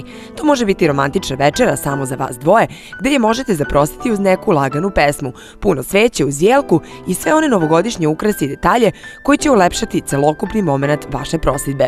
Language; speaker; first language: Croatian; native; Croatian